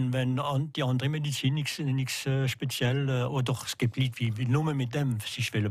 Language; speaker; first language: German; non-native, learner; French